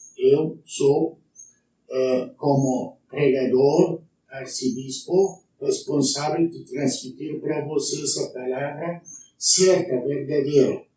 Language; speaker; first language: Portuguese; non-native, learner; Arabic